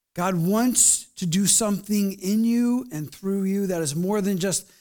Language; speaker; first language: English; native; English